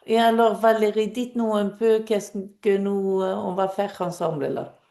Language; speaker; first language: French; non-native, fluent; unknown